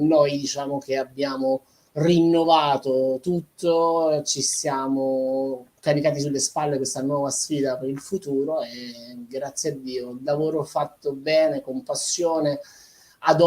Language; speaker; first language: Italian; native; Italian